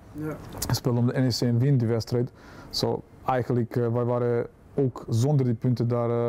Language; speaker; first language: Dutch; non-native, fluent; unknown